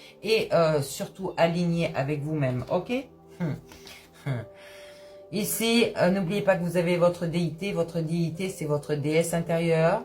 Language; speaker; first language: French; native; French